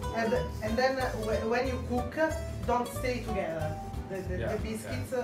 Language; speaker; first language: English; non-native, learner; Italian